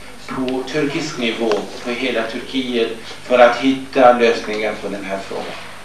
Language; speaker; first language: Swedish; non-native, fluent; Kurdish